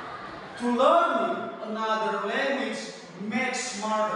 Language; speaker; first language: English; non-native, learner; Indonesian